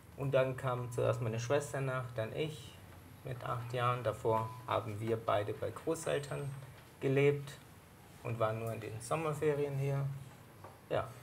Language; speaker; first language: German; early bilingual, other home language; Greek